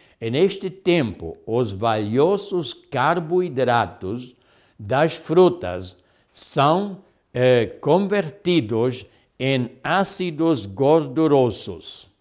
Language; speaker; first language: Portuguese; non-native, fluent; Spanish